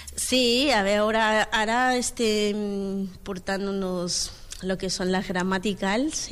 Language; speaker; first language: Catalan; non-native, learner; Spanish